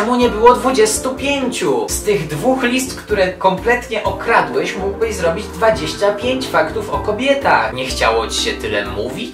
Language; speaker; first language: Polish; native; Polish